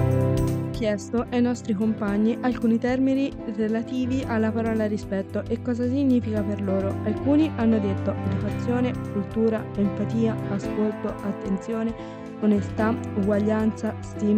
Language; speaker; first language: Italian; native; Italian